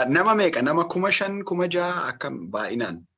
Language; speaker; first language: Oromo; native; Oromo